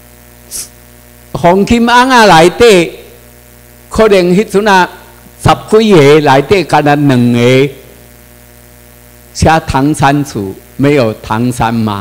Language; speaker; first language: Chinese; non-native, local second language; Min Nan Chinese